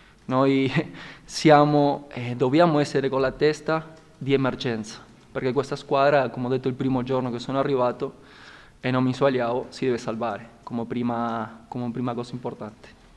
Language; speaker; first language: Italian; non-native, fluent; Spanish